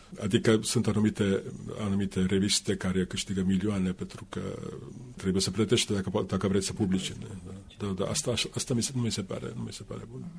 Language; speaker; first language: Romanian; non-native, fluent; Finnish